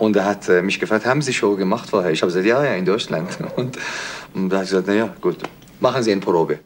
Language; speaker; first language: German; non-native, fluent; Persian